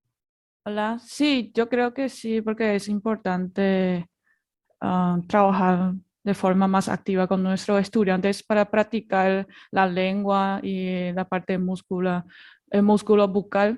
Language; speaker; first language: Spanish; non-native, fluent; Chinese